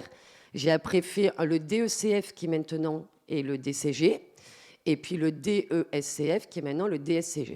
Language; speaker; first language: French; native; French